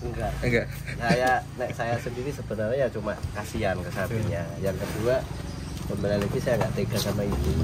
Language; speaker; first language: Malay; non-native, local second language; Javanese